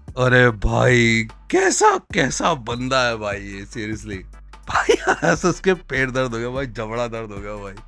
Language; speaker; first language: Hindi; native; Hindi